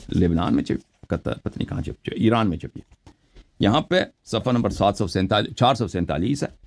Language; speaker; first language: Urdu; early bilingual, heritage; Urdu